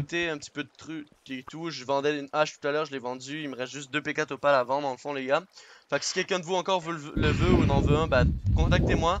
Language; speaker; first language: French; native; French